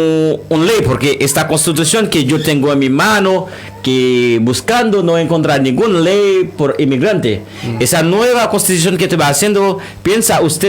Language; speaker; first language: Spanish; non-native, learner; Haitian Creole